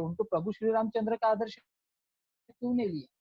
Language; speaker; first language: Hindi; non-native, local second language; Marathi